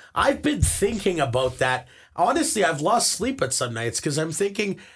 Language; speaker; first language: English; native; English